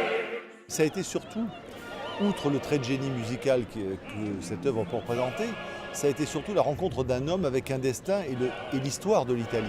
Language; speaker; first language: French; native; French